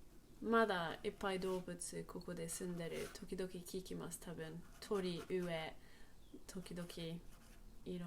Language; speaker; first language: Japanese; non-native, learner; English